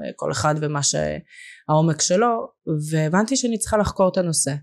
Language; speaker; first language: Hebrew; early bilingual, other home language; Russian